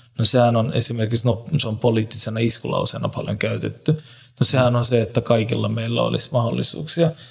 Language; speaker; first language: Finnish; non-native, fluent; Turkish